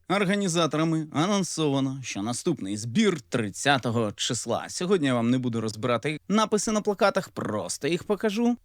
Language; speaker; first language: Ukrainian; non-native, local second language; Russian